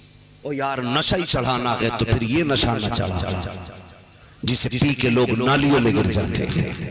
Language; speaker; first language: Hindi; native; Hindi